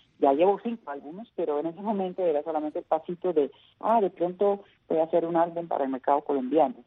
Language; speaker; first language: Spanish; non-native, fluent; Dutch